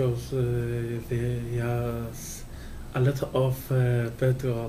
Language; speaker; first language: English; non-native, learner; Kurdish